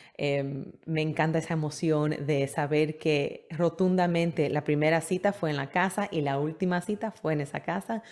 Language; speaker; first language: Spanish; early bilingual, heritage; Spanish